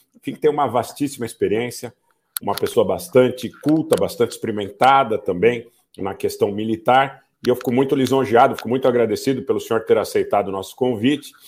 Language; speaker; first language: Portuguese; native; Portuguese